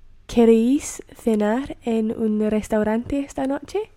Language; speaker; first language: Spanish; non-native, learner; English